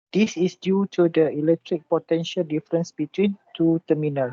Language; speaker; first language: English; non-native, local second language; Malay